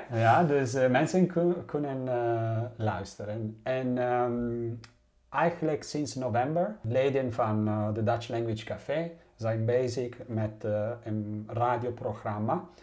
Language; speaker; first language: Dutch; non-native, learner; Italian